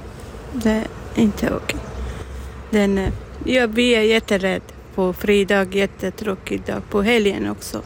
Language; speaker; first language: Swedish; non-native, learner; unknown